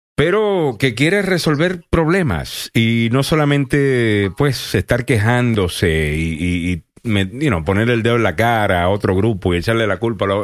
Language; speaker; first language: Spanish; native; Spanish